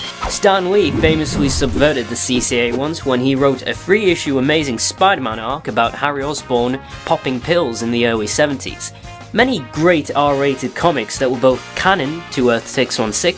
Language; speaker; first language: English; native; English